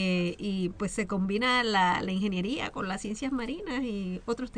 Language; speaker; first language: Spanish; native; Spanish